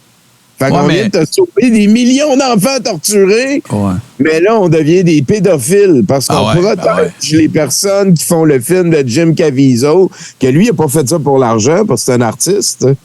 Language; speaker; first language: French; native; French